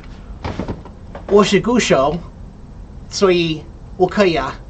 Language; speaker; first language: Chinese; non-native, learner; English